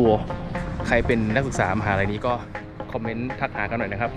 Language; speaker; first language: Thai; native; Thai